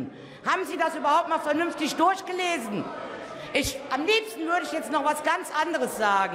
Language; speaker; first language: German; native; German